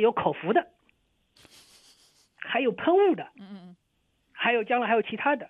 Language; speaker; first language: Chinese; native; Chinese